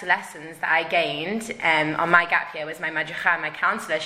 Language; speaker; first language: English; native; English